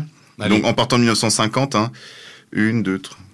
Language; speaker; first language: French; native; French